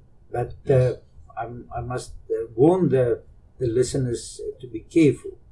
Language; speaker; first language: English; non-native, local second language; Afrikaans